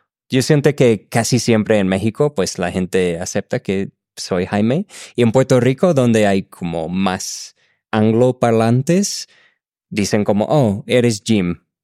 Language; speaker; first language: Spanish; non-native, fluent; English